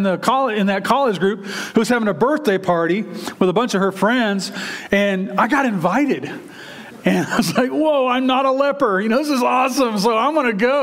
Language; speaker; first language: English; native; English